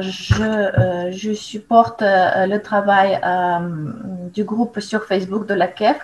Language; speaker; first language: French; non-native, fluent; Russian